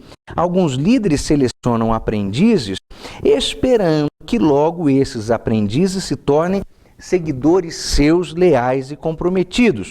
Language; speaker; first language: Portuguese; native; Portuguese